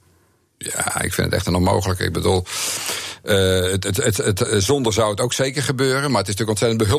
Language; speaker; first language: Dutch; native; Dutch